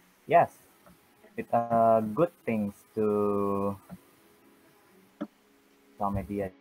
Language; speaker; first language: English; non-native, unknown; Indonesian